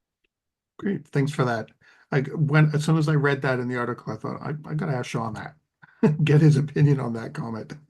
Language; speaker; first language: English; native; English